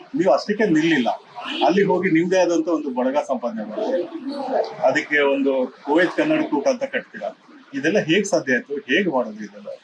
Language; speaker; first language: Kannada; native; Kannada